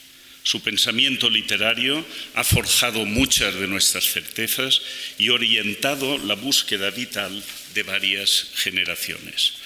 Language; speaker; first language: Spanish; native; Spanish